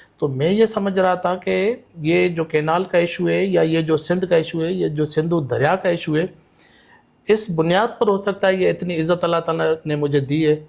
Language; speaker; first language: Urdu; non-native, local second language; Sindhi